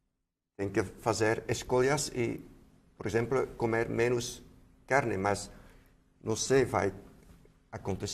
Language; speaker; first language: Portuguese; non-native, fluent; Dutch